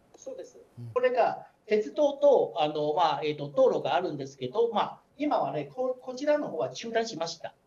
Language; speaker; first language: Japanese; non-native, learner; Chinese